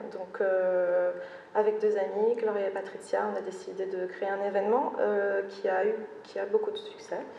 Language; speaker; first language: French; native; French